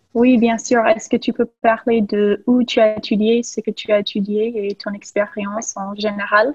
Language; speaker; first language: French; non-native, fluent; English